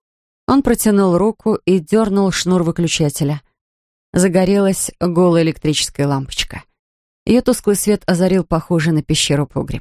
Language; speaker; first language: Russian; native; Russian